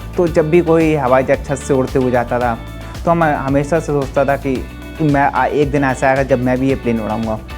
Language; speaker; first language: Hindi; native; Hindi